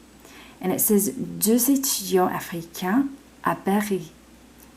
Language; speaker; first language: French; non-native, fluent; English